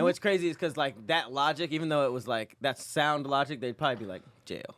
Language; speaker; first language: English; native; English